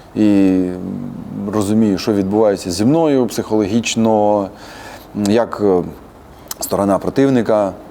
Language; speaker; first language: Ukrainian; native; Ukrainian